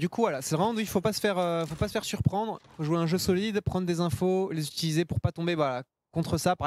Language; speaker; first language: French; native; French